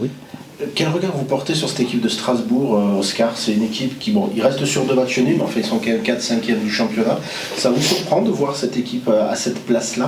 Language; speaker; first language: French; native; French